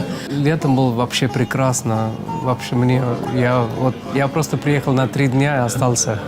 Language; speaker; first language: Russian; non-native, fluent; Tamil